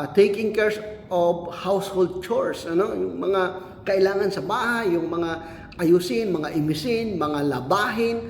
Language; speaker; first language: Filipino; non-native, local second language; Cebuano